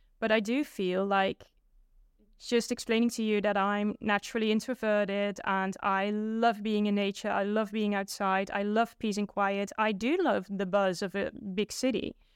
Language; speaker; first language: English; non-native, fluent; Dutch